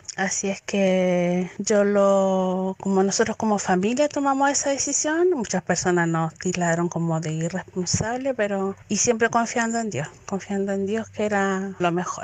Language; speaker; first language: Spanish; native; Spanish